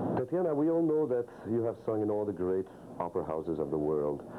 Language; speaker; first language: English; non-native, local second language; Spanish